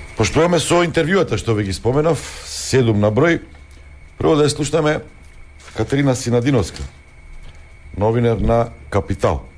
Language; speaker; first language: Macedonian; native; Macedonian